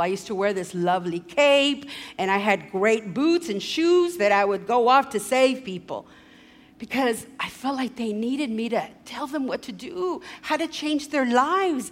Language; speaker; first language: English; early bilingual, other home language; Spanish